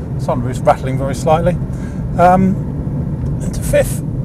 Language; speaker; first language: English; native; English